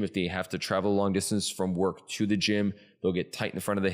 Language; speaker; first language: English; native; English